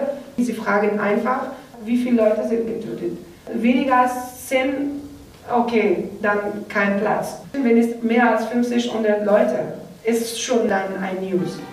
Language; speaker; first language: German; non-native, learner; Persian